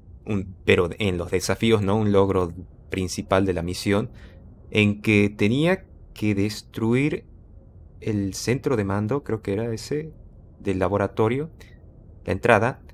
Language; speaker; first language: Spanish; native; Spanish